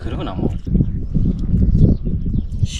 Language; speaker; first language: Korean; non-native, learner; Mongolian